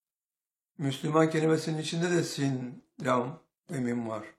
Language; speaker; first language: Turkish; native; Turkish